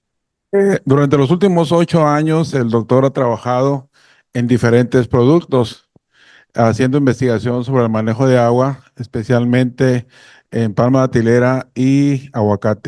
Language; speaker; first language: Spanish; native; Spanish